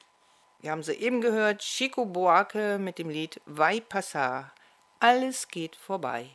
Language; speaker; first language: German; native; German